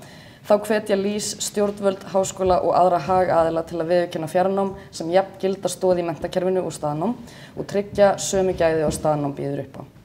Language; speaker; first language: Icelandic; native; Icelandic